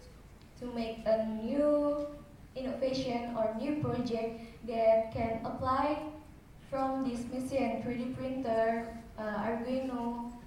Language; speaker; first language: English; non-native, learner; Indonesian